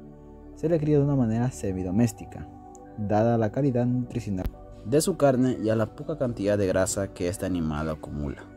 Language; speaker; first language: Spanish; native; Spanish